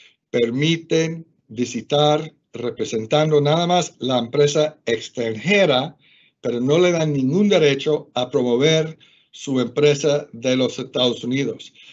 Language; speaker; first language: Spanish; non-native, fluent; English